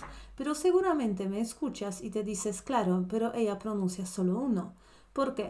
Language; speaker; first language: Spanish; non-native, fluent; Polish